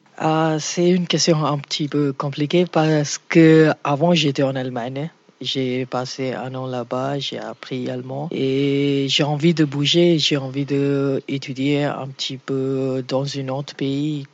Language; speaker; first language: French; non-native, learner; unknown